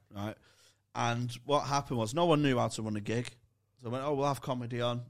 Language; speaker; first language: English; native; English